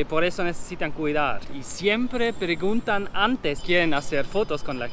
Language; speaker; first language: Spanish; non-native, learner; German